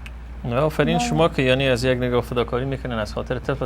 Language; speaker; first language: Persian; native; Persian